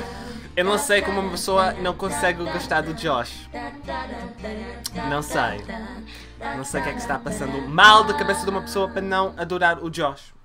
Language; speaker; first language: Portuguese; early bilingual, heritage; Portuguese